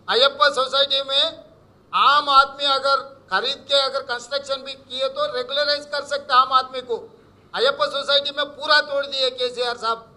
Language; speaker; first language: Hindi; non-native, local second language; Telugu